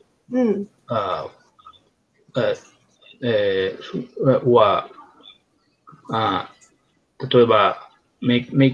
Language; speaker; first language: Japanese; non-native, learner; Spanish